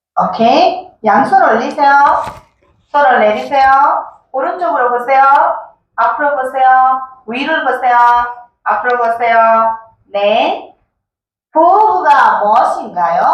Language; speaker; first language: Korean; non-native, fluent; Nepali